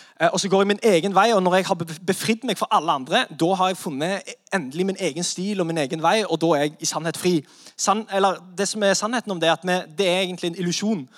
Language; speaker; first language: Norwegian; native; Norwegian